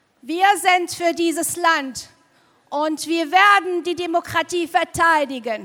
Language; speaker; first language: German; non-native, fluent; Arabic